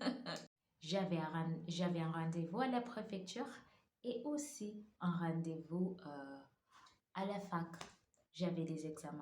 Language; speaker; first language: French; non-native, learner; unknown